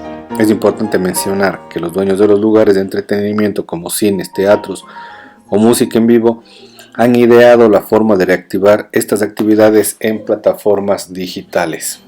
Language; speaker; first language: Spanish; native; Spanish